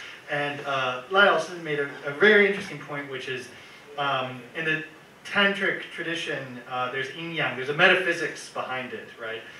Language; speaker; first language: English; native; English